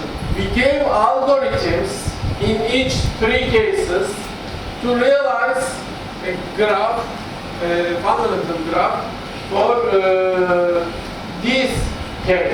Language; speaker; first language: English; non-native, fluent; Turkish